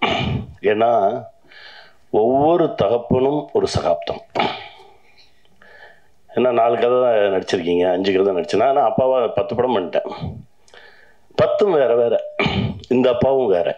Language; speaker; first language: Tamil; native; Tamil